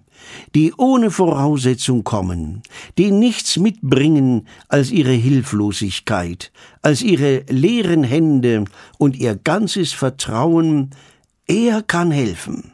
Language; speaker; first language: German; native; German